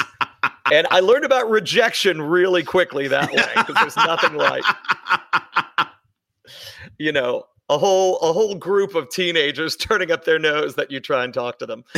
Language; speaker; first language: English; native; English